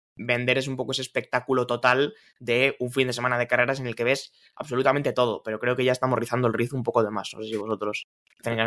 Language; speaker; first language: Spanish; native; Spanish